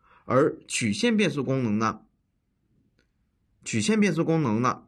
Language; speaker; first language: Chinese; native; Chinese